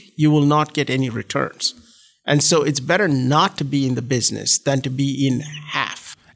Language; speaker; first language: English; non-native, local second language; Malayalam